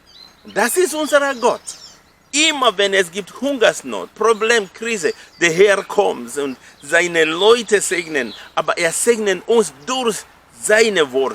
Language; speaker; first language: German; non-native, fluent; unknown